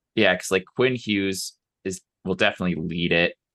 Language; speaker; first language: English; native; English